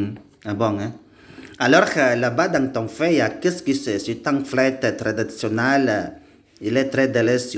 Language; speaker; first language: French; non-native, learner; Indonesian